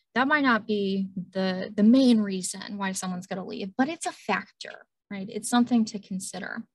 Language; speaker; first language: English; native; English